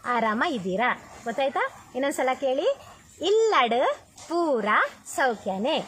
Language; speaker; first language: Kannada; non-native, local second language; Tulu